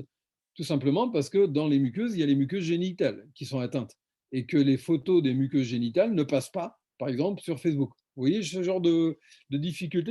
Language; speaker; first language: French; native; French